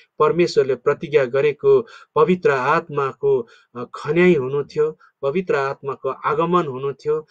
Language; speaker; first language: Nepali; non-native, local second language; Limbu